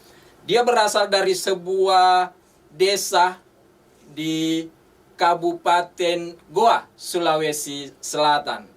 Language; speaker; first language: Indonesian; native; Indonesian